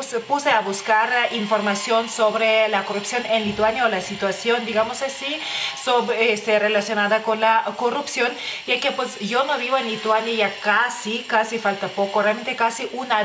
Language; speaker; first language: Spanish; non-native, fluent; Lithuanian